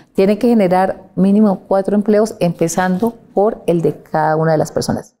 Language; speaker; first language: Spanish; native; Spanish